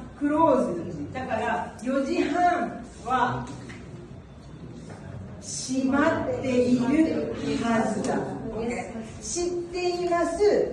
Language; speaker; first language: Japanese; non-native, learner; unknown